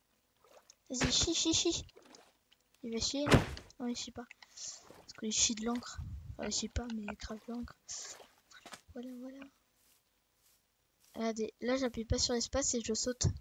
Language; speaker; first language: French; native; French